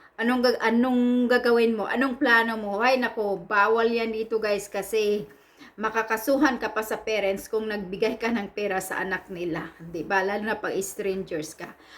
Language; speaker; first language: Filipino; non-native, local second language; Cebuano